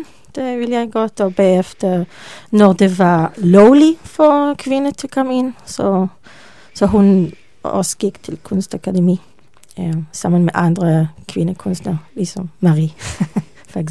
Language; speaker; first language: Danish; non-native, learner; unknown